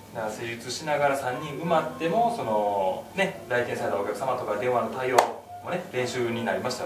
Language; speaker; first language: Japanese; native; Japanese